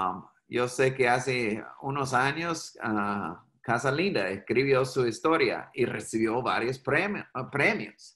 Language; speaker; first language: Spanish; non-native, fluent; English